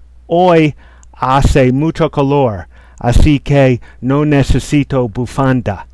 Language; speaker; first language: Spanish; non-native, learner; English